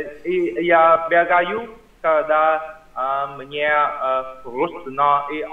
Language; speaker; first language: Russian; non-native, learner; Vietnamese